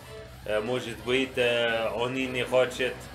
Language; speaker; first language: Russian; non-native, learner; English